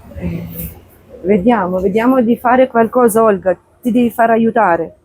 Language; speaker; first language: Italian; non-native, fluent; Ukrainian